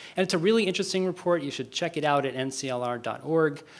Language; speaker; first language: English; native; English